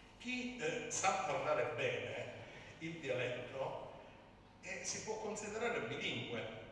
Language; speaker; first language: Italian; native; Italian